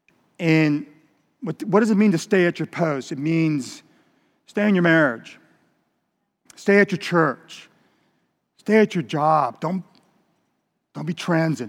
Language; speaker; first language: English; native; English